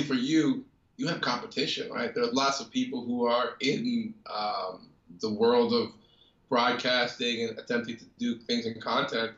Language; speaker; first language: English; native; English